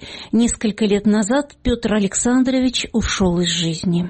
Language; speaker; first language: Russian; native; Russian